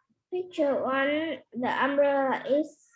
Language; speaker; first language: English; non-native, learner; Vietnamese